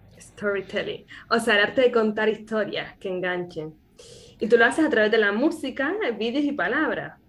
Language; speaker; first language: Spanish; native; Spanish